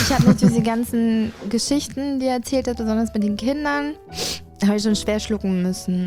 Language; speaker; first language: German; native; German